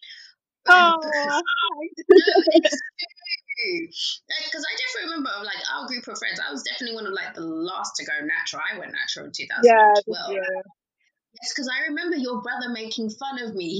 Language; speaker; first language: English; native; English